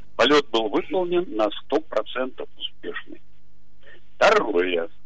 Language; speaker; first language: Russian; native; Russian